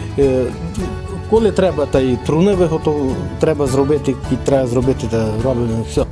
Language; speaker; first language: Ukrainian; native; Ukrainian